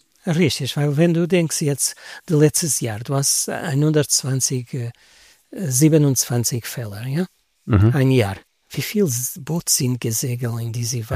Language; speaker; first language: German; non-native, learner; Portuguese